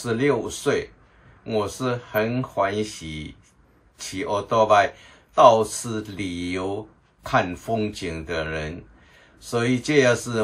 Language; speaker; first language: Chinese; non-native, local second language; Min Nan Chinese